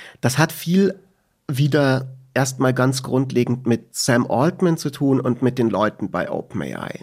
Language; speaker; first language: German; native; German